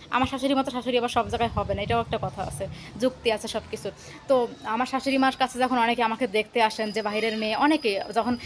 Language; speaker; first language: Bangla; native; Bangla